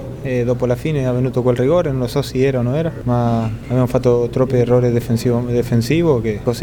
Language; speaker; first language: Italian; non-native, fluent; Spanish